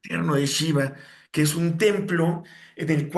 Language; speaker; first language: Spanish; native; Spanish